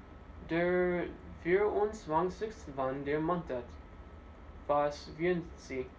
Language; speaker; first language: German; non-native, learner; English